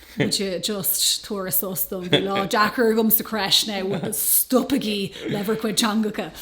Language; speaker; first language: Irish; non-native, local second language; English